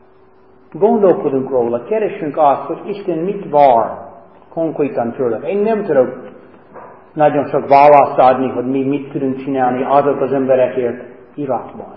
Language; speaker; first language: Hungarian; non-native, fluent; English